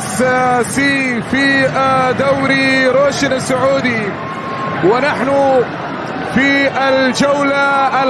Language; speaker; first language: Arabic; native; Arabic